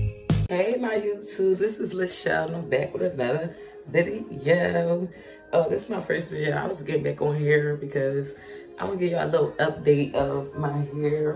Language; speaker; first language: English; native; English